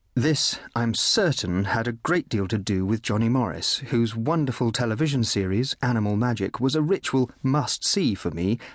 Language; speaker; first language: English; native; English